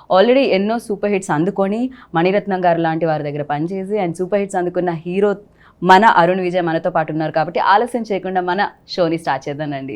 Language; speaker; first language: Telugu; native; Telugu